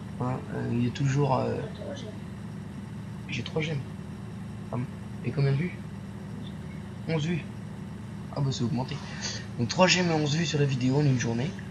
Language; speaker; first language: French; native; French